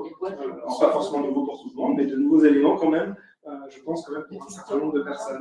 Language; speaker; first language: French; native; French